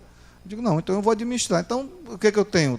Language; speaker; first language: Portuguese; native; Portuguese